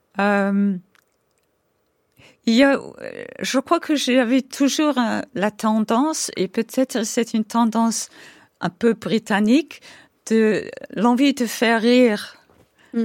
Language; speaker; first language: French; non-native, fluent; English